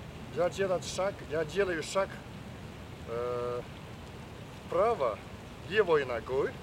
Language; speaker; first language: Russian; non-native, learner; Chinese